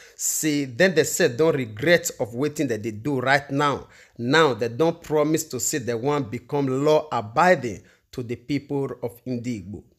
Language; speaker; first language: Nigerian Pidgin; non-native, local second language; Igbo